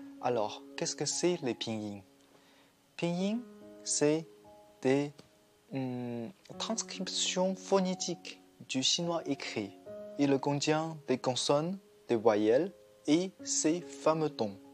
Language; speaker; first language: French; non-native, fluent; Chinese